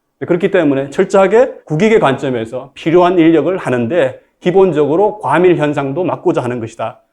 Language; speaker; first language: Korean; native; Korean